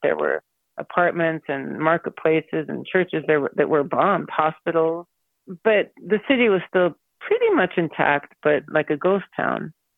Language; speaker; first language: English; early bilingual, other home language; Armenian